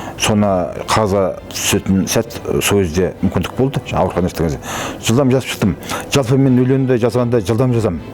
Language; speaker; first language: Kazakh; native; Kazakh